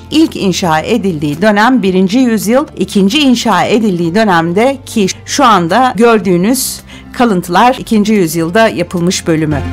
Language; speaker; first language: Turkish; native; Turkish